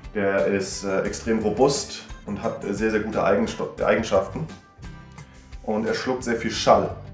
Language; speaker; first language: German; non-native, fluent; Danish